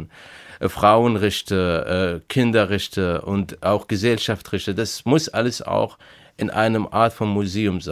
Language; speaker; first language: German; non-native, fluent; Arabic